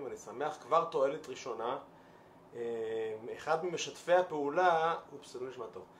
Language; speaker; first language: Hebrew; native; Hebrew